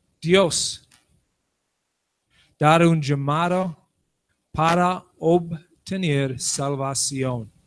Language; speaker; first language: Spanish; non-native, learner; English